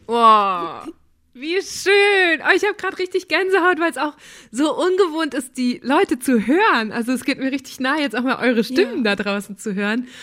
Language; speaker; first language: German; native; German